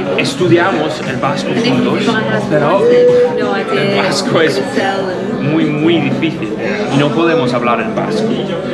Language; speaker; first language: Spanish; non-native, fluent; English